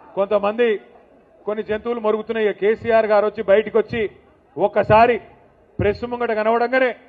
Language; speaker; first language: Telugu; native; Telugu